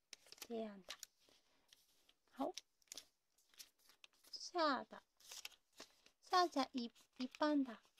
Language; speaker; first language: Chinese; non-native, learner; Japanese